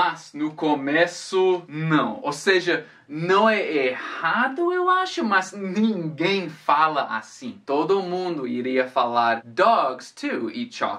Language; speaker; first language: Portuguese; non-native, fluent; English